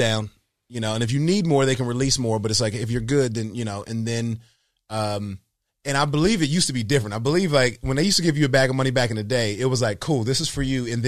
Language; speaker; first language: English; native; English